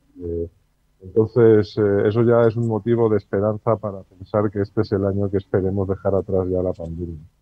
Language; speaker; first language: Spanish; native; Spanish